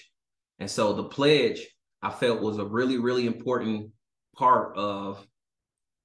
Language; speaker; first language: English; native; English